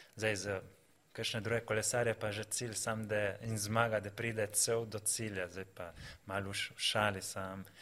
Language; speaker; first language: Slovenian; native; Slovenian